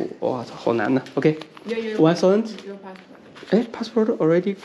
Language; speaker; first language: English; non-native, learner; Chinese